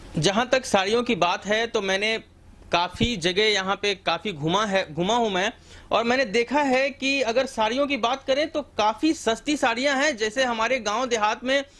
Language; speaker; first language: Hindi; native; Hindi